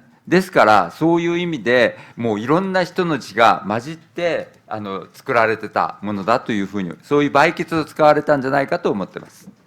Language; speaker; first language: Japanese; native; Japanese